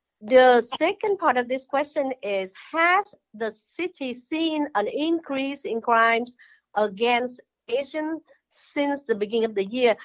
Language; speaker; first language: English; non-native, fluent; Vietnamese